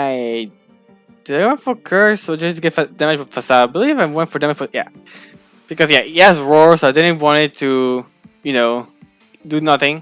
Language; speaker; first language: English; non-native, fluent; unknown